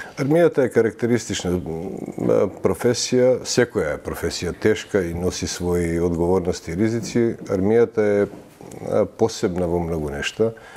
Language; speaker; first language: Macedonian; early bilingual, heritage; Macedonian